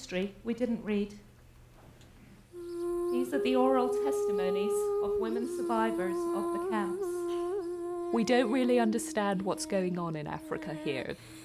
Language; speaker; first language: English; non-native, local second language; Gujarati